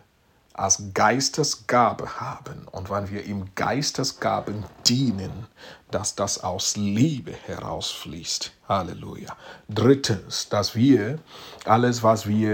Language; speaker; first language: German; non-native, fluent; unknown